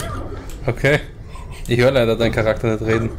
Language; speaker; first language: German; native; German